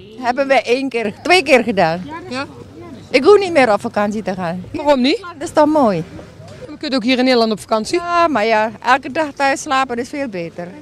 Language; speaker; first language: Dutch; native; Dutch